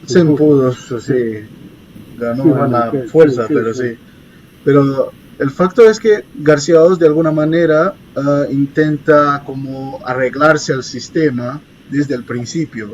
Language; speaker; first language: Spanish; non-native, fluent; Portuguese